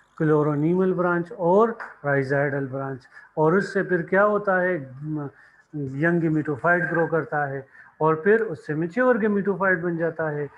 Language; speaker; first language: Urdu; non-native, local second language; Pashto